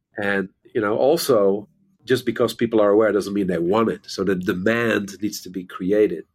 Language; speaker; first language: English; non-native, fluent; Dutch